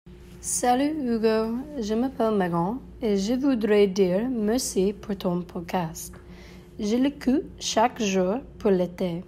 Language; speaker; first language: French; non-native, learner; English